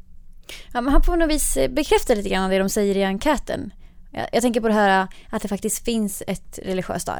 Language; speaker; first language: Swedish; native; Swedish